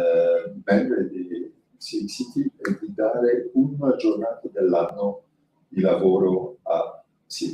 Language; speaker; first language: Italian; non-native, fluent; French